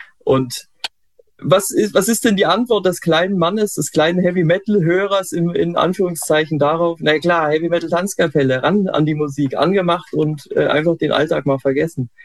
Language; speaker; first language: German; native; German